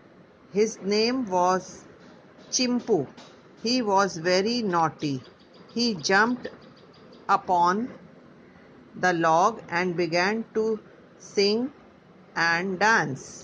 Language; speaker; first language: English; non-native, local second language; Hindi